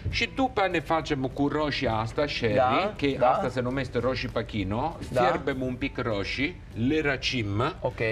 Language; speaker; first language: Romanian; non-native, fluent; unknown